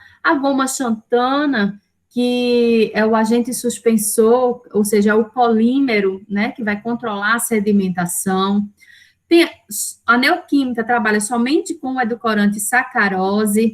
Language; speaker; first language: Portuguese; native; Portuguese